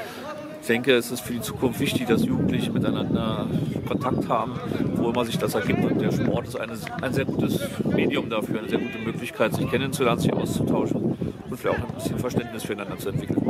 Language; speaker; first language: German; native; German